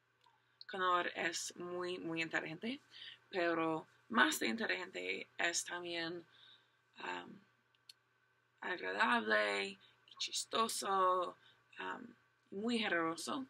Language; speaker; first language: Spanish; non-native, learner; English